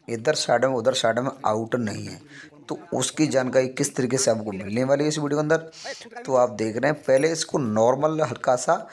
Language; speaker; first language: Hindi; native; Hindi